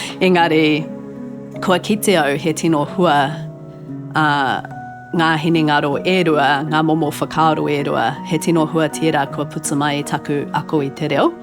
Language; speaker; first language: Māori; non-native, local second language; English